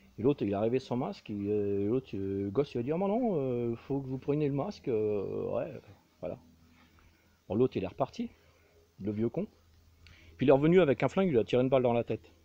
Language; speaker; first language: French; native; French